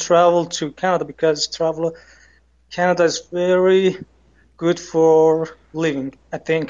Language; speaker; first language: English; non-native, learner; Kurdish